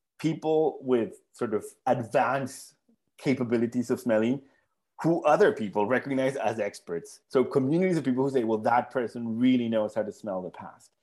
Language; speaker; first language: English; non-native, fluent; Spanish